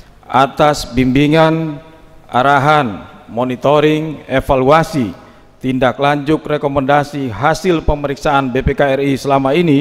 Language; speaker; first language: Indonesian; native; Indonesian